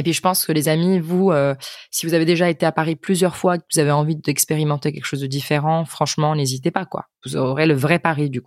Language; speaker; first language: French; native; French